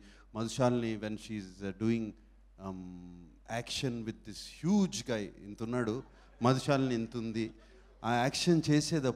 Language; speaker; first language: Telugu; native; Telugu